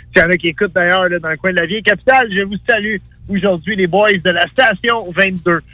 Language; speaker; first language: French; native; French